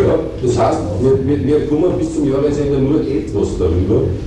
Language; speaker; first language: German; native; German